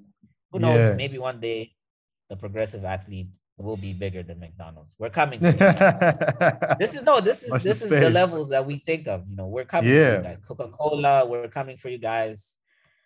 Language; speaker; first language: English; non-native, fluent; Portuguese